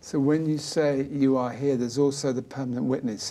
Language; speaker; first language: English; native; English